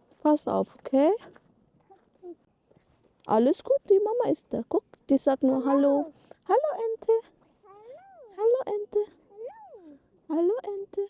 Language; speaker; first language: German; non-native, learner; Indonesian